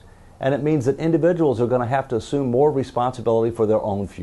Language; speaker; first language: English; native; English